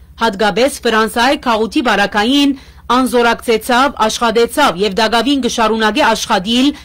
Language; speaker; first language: Armenian; early bilingual, heritage; Armenian